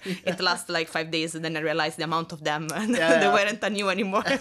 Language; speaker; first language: English; non-native, fluent; Italian